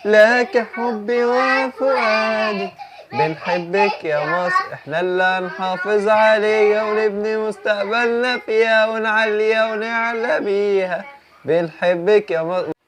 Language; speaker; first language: Arabic; native; Arabic